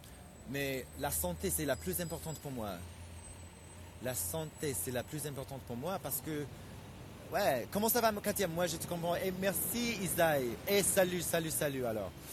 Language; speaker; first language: French; non-native, fluent; English